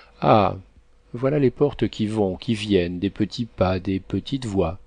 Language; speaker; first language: French; native; French